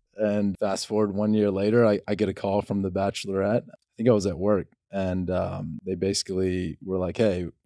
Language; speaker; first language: English; native; English